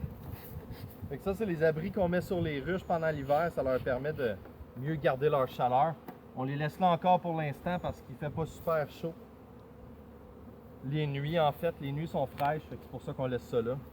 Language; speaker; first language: French; native; French